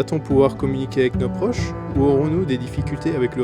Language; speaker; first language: French; native; French